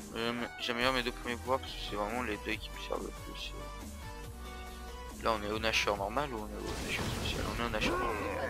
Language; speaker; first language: French; native; French